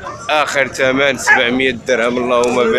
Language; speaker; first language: Arabic; native; Arabic